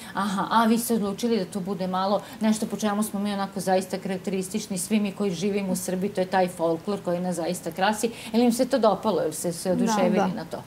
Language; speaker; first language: Serbian; native; Serbian